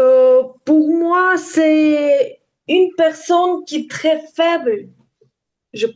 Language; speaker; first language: French; non-native, learner; Ukrainian